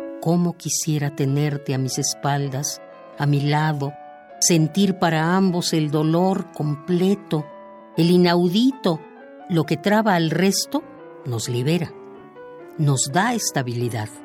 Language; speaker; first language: Spanish; native; Spanish